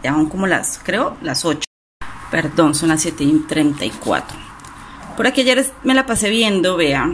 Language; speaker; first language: Spanish; native; Spanish